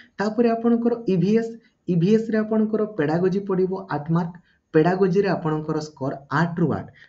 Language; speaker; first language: Odia; native; Odia